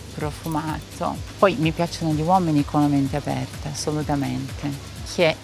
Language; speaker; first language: Italian; non-native, fluent; Portuguese